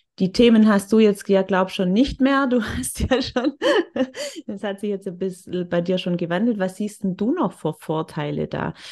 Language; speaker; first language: German; native; German